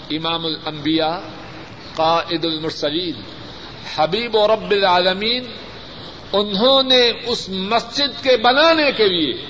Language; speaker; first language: Urdu; native; Urdu